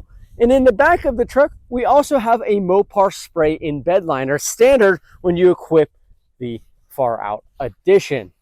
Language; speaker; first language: English; native; English